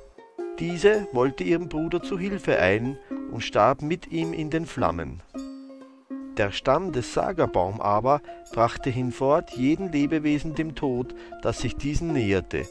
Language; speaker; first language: German; native; German